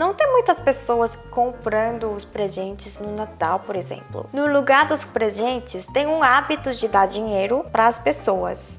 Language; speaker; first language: Portuguese; non-native, fluent; Korean